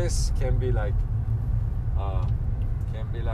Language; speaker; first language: English; non-native, learner; Armenian